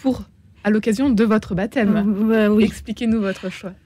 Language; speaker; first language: French; native; French